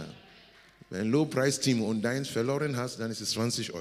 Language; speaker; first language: German; non-native, learner; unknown